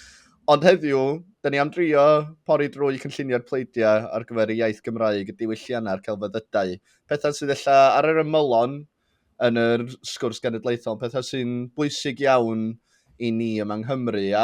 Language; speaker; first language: Welsh; native; Welsh